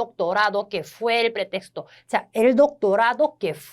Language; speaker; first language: Spanish; non-native, fluent; Korean